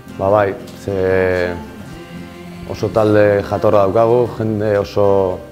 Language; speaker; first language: Basque; native; Basque